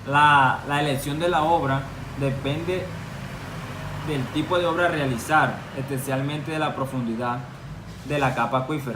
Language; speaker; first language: Spanish; native; Spanish